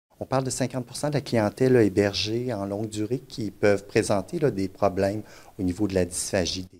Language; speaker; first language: French; native; French